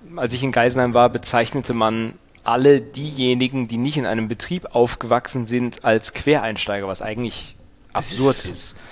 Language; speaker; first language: German; native; German